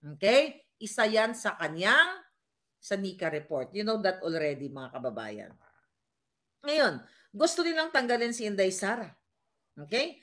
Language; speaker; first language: Filipino; non-native, local second language; Cebuano